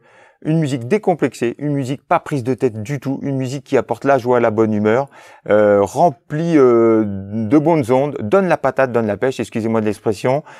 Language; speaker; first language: French; native; French